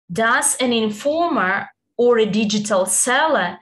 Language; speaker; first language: English; non-native, fluent; Italian